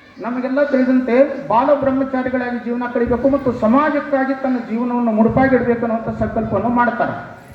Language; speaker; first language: Kannada; non-native, local second language; Lambadi